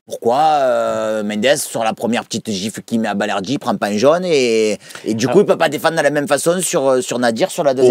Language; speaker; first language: French; native; French